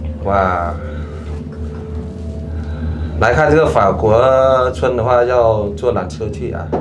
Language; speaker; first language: Chinese; non-native, learner; Vietnamese